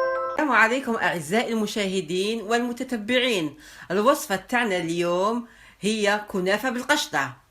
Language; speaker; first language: Arabic; native; Arabic